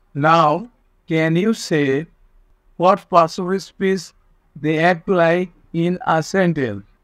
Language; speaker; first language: English; non-native, local second language; Bangla